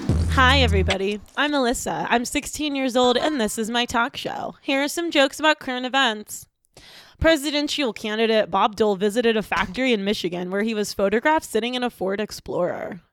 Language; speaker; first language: English; native; English